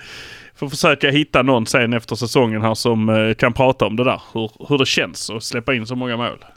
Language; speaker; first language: Swedish; native; Swedish